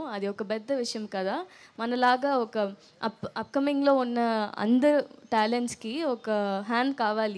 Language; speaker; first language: Telugu; non-native, fluent; Tamil